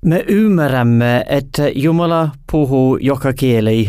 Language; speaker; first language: Finnish; non-native, learner; English